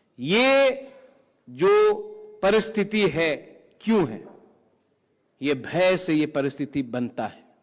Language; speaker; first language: Hindi; non-native, local second language; Kok Borok